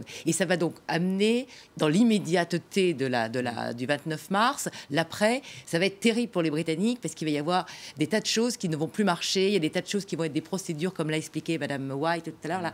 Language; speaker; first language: French; native; French